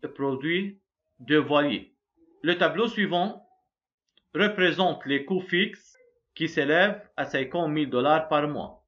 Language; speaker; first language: French; non-native, local second language; Arabic